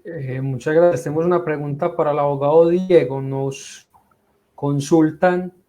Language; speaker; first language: Spanish; native; Spanish